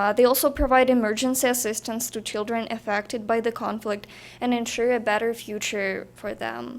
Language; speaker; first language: English; non-native, fluent; Ukrainian